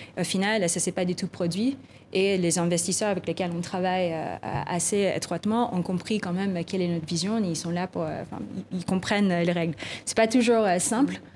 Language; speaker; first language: French; non-native, fluent; Filipino